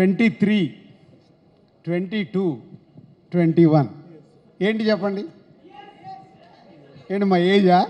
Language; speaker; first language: Telugu; native; Telugu